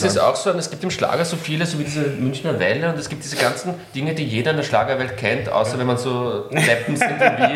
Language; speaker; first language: German; native; German